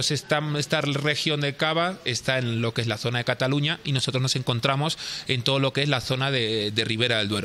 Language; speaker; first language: Spanish; native; Spanish